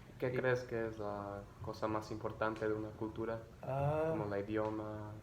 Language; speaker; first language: Spanish; early bilingual, other home language; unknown